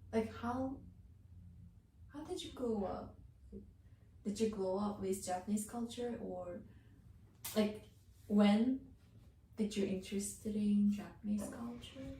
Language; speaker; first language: English; non-native, learner; Japanese